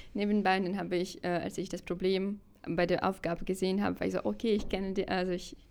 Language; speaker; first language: German; non-native, fluent; Russian